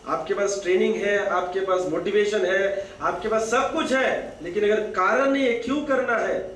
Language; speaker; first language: Hindi; non-native, local second language; Marathi